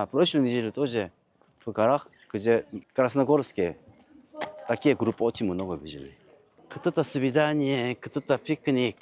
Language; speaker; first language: Russian; non-native, learner; Korean